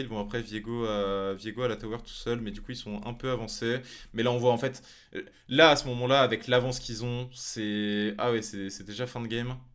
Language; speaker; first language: French; native; French